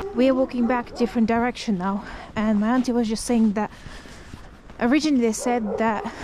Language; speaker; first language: English; non-native, fluent; Russian